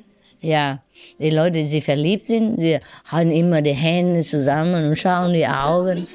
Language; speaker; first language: German; non-native, learner; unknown